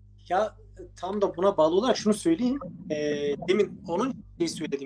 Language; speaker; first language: Turkish; native; Turkish